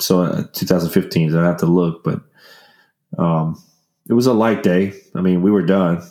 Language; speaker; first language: English; native; English